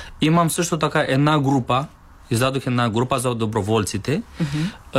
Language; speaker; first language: Bulgarian; non-native, learner; Romanian